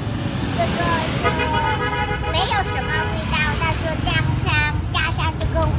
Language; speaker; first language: Chinese; non-native, learner; Vietnamese